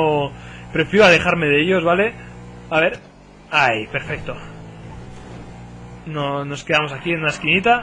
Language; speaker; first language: Spanish; native; Spanish